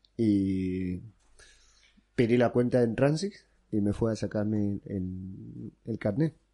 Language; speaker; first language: Spanish; non-native, fluent; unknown